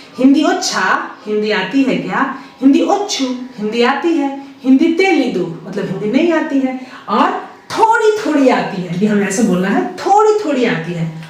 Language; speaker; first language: Hindi; native; Hindi